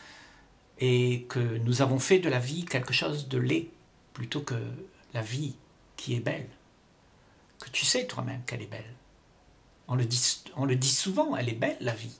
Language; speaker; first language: French; native; French